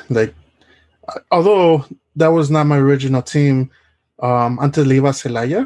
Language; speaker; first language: English; early bilingual, other home language; Spanish